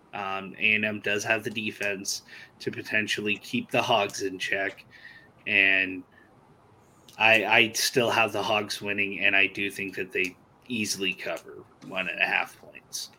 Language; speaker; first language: English; native; English